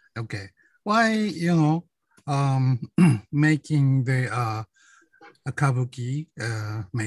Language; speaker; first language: English; non-native, learner; Japanese